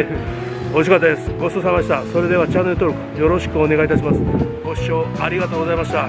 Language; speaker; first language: Japanese; native; Japanese